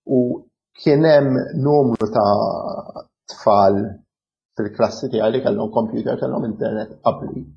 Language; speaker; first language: Maltese; early bilingual, other home language; English